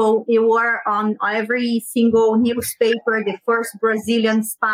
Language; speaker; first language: English; non-native, fluent; Portuguese